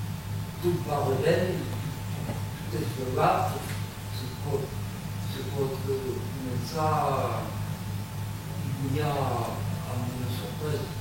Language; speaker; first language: Catalan; non-native, local second language; French